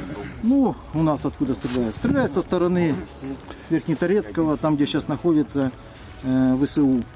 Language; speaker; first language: Russian; native; Russian